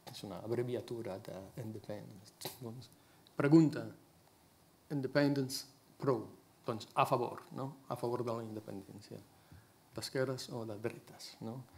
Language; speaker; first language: Catalan; non-native, fluent; English